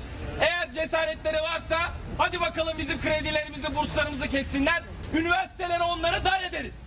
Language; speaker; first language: Turkish; native; Turkish